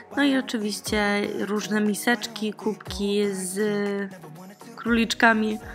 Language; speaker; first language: Polish; early bilingual, heritage; Polish